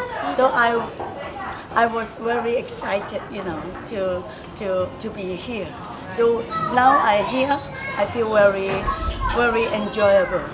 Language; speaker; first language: English; non-native, fluent; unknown